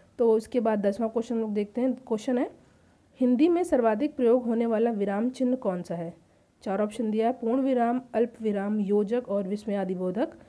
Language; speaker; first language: Hindi; native; Hindi